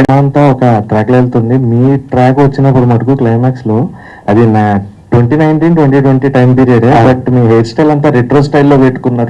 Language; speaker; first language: Telugu; native; Telugu